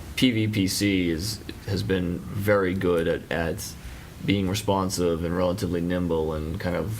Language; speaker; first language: English; native; English